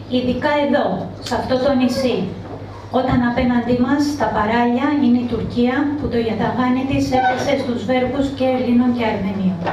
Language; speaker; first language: Greek; non-native, local second language; Armenian